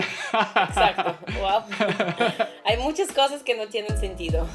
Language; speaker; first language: Spanish; non-native, fluent; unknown